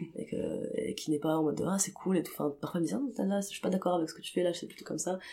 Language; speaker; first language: French; non-native, local second language; Arabic